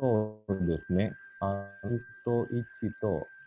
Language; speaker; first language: Japanese; non-native, fluent; Indonesian